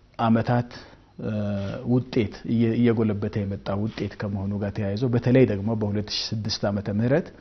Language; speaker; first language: Amharic; non-native, local second language; Wolaytta